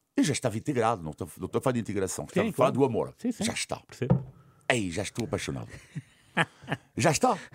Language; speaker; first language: Portuguese; non-native, fluent; French